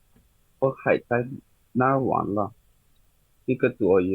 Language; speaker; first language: Chinese; non-native, learner; Indonesian